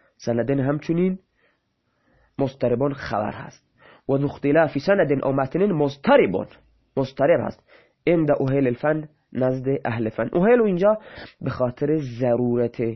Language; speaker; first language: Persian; non-native, local second language; Baluchi